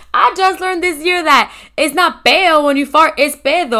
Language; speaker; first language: English; early bilingual, other home language; Spanish